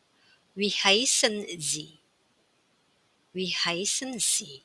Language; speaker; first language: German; non-native, fluent; Indonesian